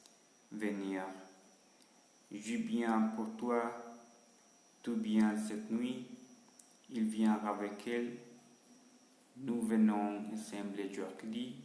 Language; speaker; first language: French; non-native, learner; Spanish